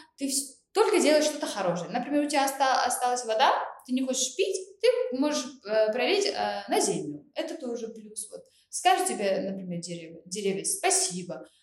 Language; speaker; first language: Russian; non-native, local second language; Uzbek